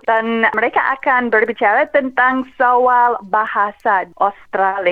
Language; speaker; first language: Indonesian; non-native, fluent; English